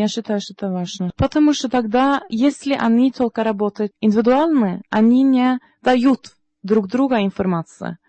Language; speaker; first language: Russian; non-native, learner; Norwegian